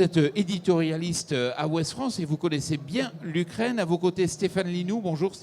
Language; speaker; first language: French; native; French